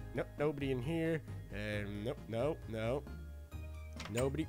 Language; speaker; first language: English; native; English